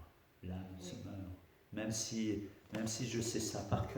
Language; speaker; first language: French; native; French